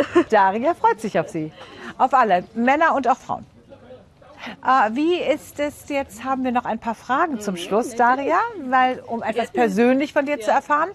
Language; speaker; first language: German; native; German